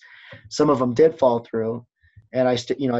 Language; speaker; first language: English; native; English